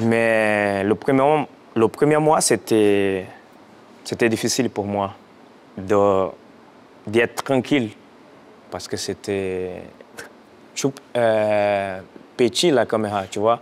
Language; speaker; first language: French; non-native, fluent; Portuguese